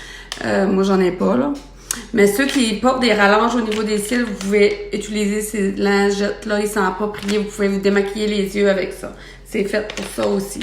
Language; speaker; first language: French; native; French